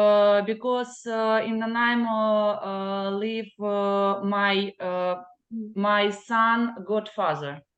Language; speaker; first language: English; non-native, learner; Russian